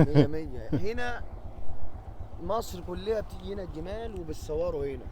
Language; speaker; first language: Arabic; native; Arabic